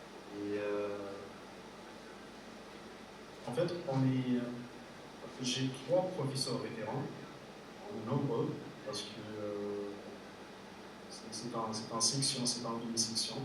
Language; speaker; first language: French; non-native, fluent; Arabic